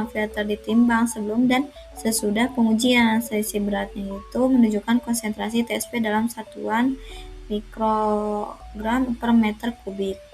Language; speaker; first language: Indonesian; native; Indonesian